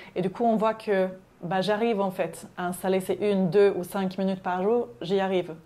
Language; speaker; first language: French; non-native, fluent; Swedish